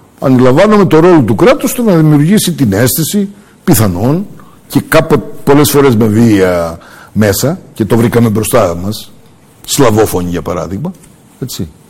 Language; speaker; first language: Greek; early bilingual, heritage; Greek